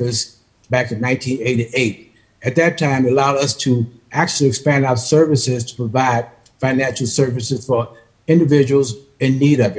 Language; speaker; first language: English; native; English